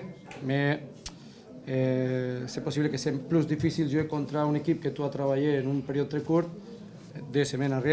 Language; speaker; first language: French; non-native, learner; Spanish